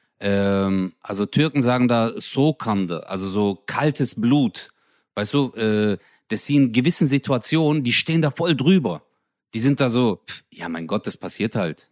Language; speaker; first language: German; early bilingual, other home language; Turkish